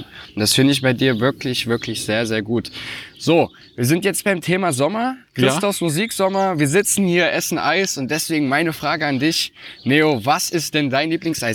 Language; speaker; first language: German; native; German